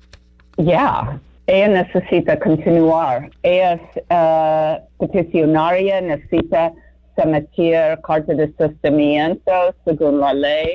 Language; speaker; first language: Spanish; non-native, learner; English